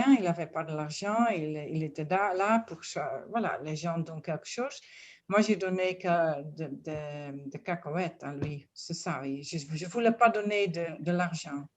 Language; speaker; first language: French; non-native, fluent; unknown